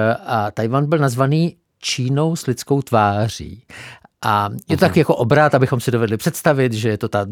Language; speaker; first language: Czech; native; Czech